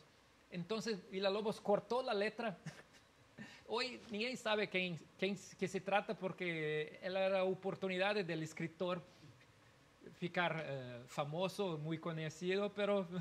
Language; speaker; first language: Spanish; non-native, learner; Portuguese